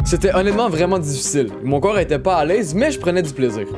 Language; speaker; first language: French; native; French